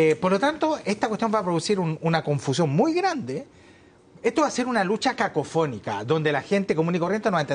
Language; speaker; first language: Spanish; native; Spanish